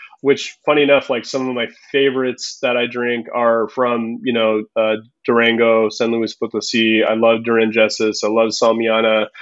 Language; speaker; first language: English; early bilingual, other home language; Spanish